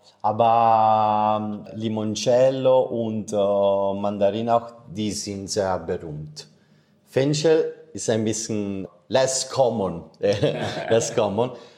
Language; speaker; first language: German; non-native, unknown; Italian